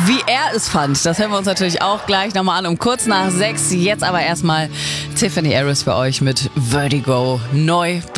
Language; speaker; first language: German; native; German